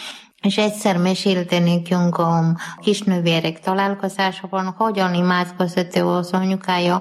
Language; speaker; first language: Hungarian; non-native, learner; Malayalam